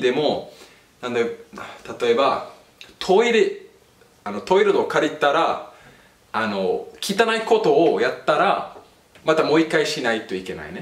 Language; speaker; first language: Japanese; non-native, fluent; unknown